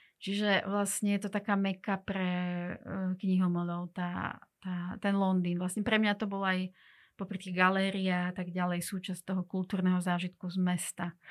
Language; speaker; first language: Slovak; non-native, local second language; Hungarian